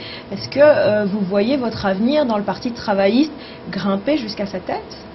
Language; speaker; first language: French; native; French